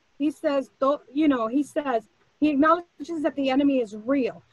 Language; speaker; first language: English; early bilingual, other home language; Spanish